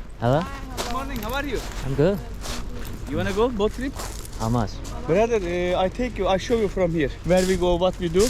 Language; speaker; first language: English; non-native, learner; Turkish